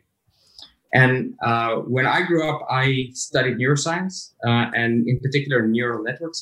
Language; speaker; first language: English; native; English